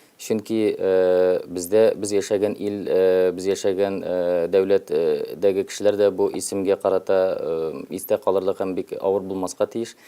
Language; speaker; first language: Tatar; early bilingual, heritage; Tatar